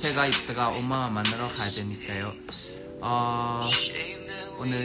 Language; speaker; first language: Korean; non-native, fluent; Thai